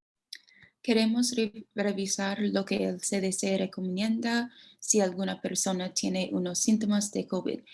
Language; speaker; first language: Spanish; non-native, learner; English